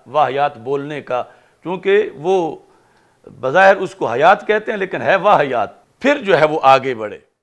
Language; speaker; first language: Urdu; non-native, local second language; Punjabi